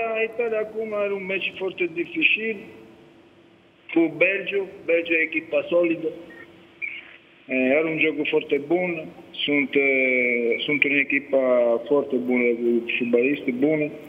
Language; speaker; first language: Romanian; non-native, learner; Italian